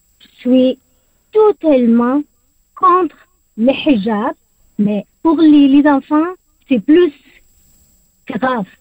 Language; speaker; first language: French; non-native, learner; Arabic